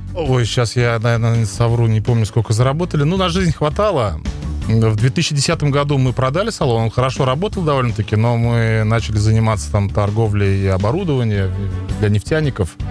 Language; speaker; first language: Russian; native; Russian